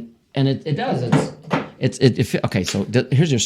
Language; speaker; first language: English; native; English